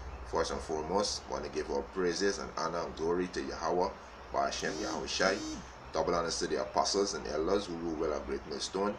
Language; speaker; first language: English; native; English